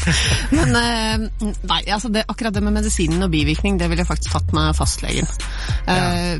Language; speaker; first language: Norwegian; native; Norwegian